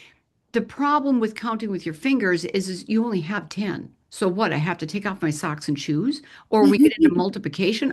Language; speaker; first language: English; native; English